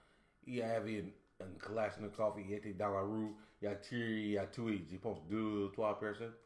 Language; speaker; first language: French; non-native, learner; English